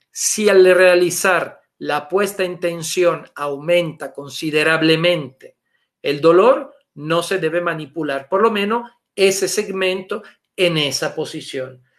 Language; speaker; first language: Spanish; non-native, fluent; Italian